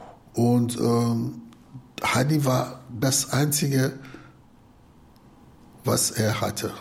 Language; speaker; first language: German; non-native, fluent; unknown